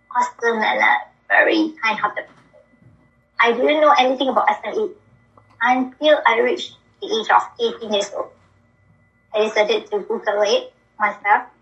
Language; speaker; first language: English; non-native, local second language; Malay